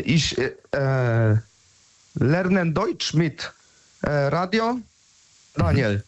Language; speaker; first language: German; non-native, learner; Polish